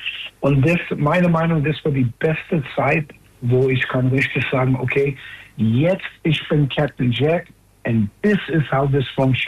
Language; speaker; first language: German; non-native, learner; English